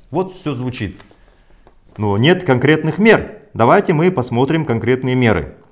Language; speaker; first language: Russian; non-native, local second language; Kazakh